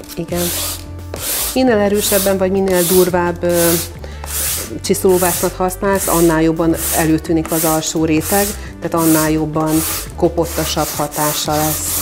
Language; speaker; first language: Hungarian; native; Hungarian